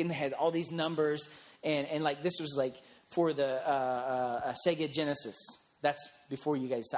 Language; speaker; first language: English; native; English